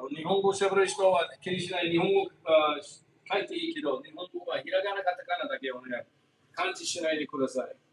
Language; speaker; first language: Japanese; non-native, fluent; English